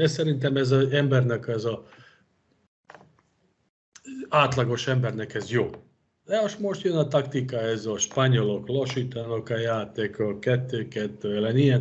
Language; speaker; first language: Hungarian; non-native, fluent; Serbian